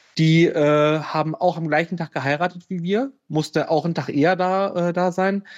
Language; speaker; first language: German; native; German